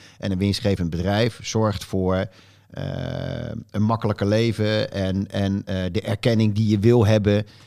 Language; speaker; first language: Dutch; native; Dutch